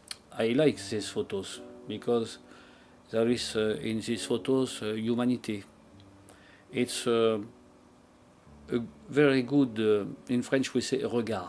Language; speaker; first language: English; non-native, learner; French